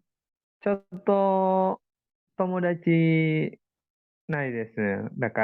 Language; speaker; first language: Japanese; non-native, learner; Indonesian